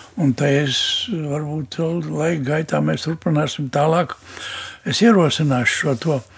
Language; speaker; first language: Latvian; native; Latvian